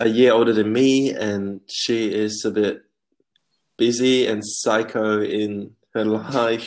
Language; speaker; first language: English; non-native, local second language; Cantonese